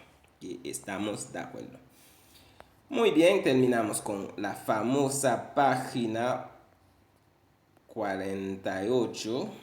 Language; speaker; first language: Spanish; non-native, fluent; Haitian Creole